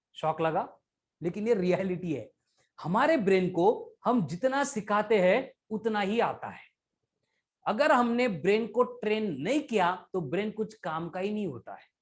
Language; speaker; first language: Hindi; non-native, local second language; Marathi